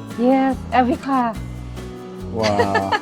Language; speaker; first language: English; non-native, learner; Thai